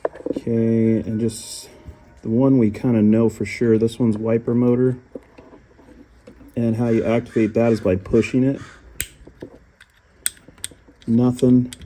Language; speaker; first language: English; native; English